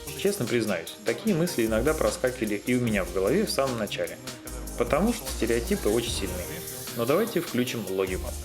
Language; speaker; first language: Russian; native; Russian